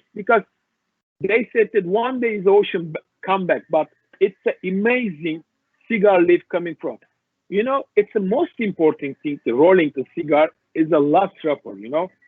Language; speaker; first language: English; non-native, learner; Turkish